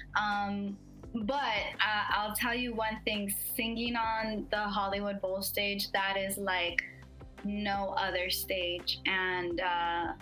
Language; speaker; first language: English; native; English